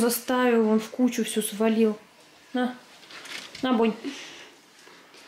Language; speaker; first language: Russian; native; Russian